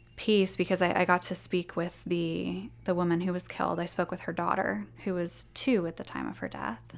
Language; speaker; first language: English; native; English